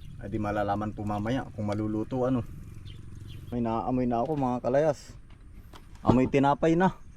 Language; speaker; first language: Filipino; native; Filipino